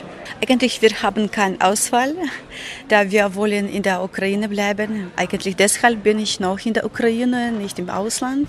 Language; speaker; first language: German; non-native, fluent; Ukrainian